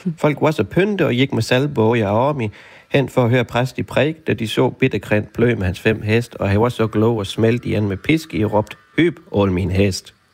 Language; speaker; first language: Danish; native; Danish